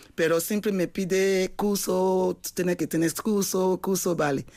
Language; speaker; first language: Spanish; non-native, fluent; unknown